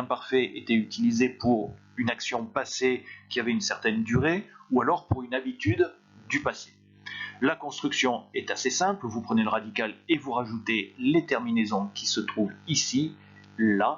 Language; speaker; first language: French; native; French